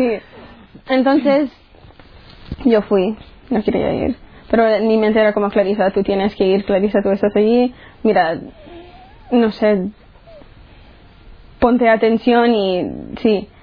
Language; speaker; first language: Spanish; early bilingual, heritage; English